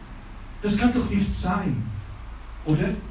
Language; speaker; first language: German; non-native, fluent; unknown